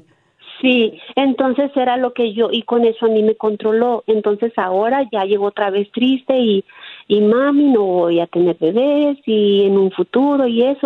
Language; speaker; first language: Spanish; native; Spanish